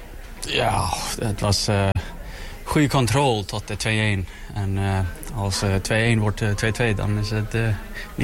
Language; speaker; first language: Dutch; non-native, learner; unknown